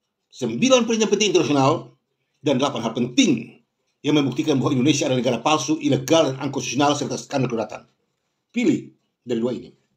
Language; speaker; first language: Indonesian; native; Indonesian